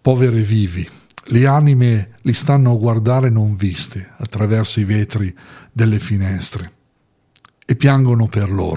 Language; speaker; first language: Italian; native; Italian